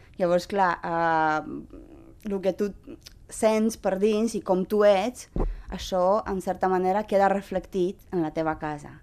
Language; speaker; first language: Catalan; non-native, fluent; Romanian